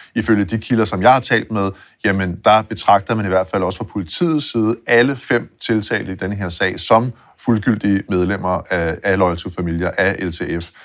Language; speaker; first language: Danish; native; Danish